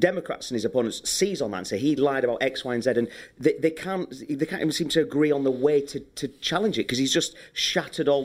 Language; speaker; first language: English; native; English